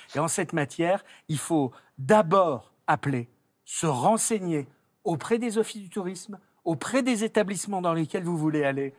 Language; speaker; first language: French; native; French